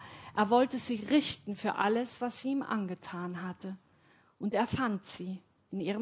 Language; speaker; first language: German; native; German